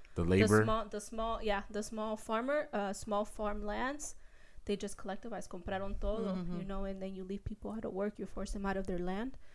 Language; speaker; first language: English; early bilingual, other home language; Spanish